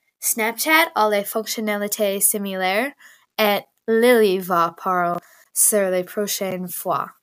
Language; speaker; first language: French; non-native, learner; English